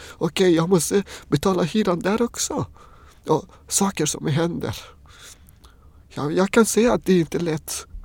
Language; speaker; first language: Swedish; non-native, fluent; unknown